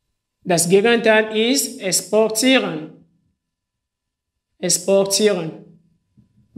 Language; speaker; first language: German; non-native, fluent; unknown